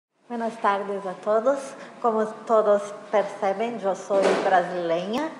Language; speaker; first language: Spanish; non-native, fluent; Portuguese